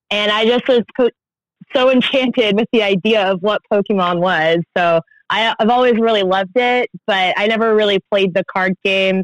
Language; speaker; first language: English; native; English